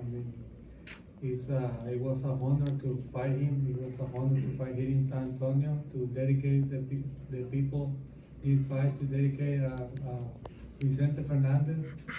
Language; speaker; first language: English; non-native, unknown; Spanish